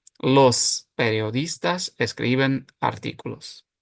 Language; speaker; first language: Spanish; non-native, fluent; Ukrainian